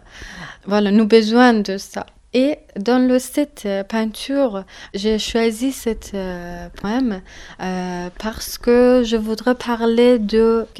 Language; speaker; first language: French; non-native, learner; Persian